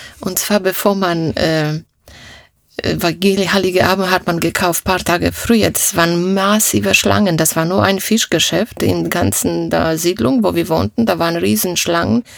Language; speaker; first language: German; non-native, fluent; Polish